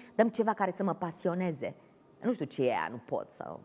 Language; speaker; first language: Romanian; native; Romanian